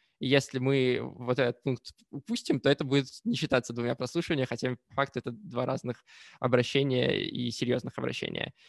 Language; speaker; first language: Russian; native; Russian